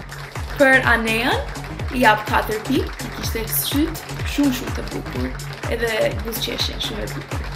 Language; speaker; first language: Albanian; early bilingual, heritage; Albanian